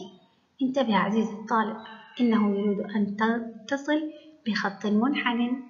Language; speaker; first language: Arabic; native; Arabic